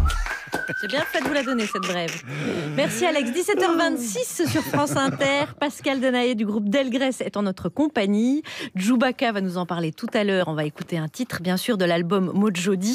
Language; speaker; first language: French; native; French